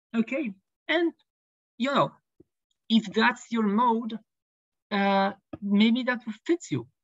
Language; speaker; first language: English; non-native, fluent; Polish